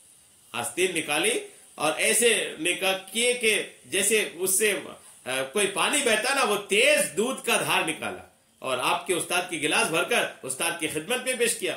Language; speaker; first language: Urdu; native; Urdu